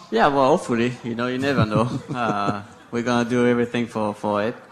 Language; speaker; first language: English; non-native, fluent; French